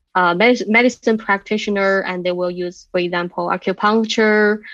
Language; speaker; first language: English; non-native, fluent; Chinese